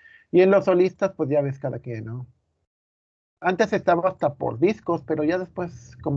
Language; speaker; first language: Spanish; native; Spanish